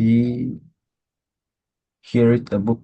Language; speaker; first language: English; non-native, learner; Indonesian